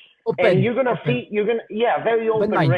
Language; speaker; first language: English; non-native, fluent; Spanish